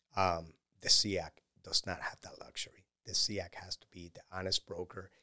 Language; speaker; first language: English; non-native, fluent; Spanish